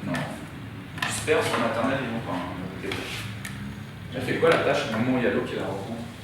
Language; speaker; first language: French; native; French